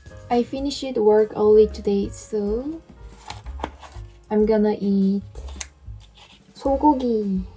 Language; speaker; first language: English; non-native, learner; Korean